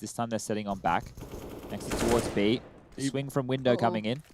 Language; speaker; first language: English; native; English